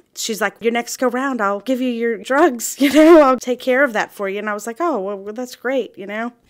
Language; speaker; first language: English; native; English